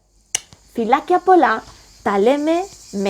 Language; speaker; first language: Greek; non-native, learner; English